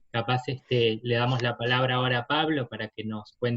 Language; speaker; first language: Spanish; native; Spanish